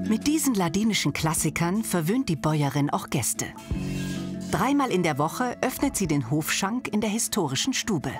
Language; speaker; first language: German; native; German